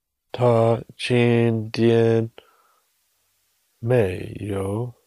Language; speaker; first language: Chinese; non-native, learner; English